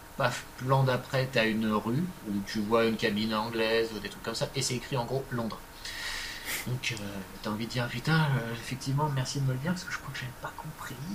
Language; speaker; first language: French; native; French